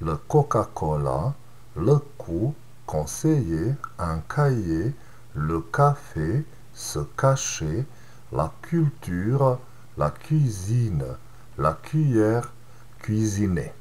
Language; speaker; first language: French; non-native, fluent; Serbian